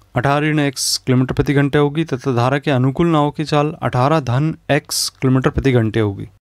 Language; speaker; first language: Hindi; native; Hindi